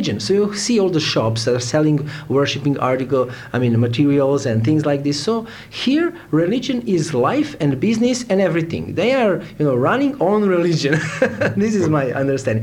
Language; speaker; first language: English; non-native, fluent; Serbian